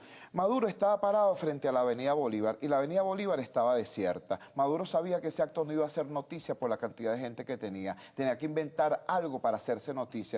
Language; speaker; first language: Spanish; native; Spanish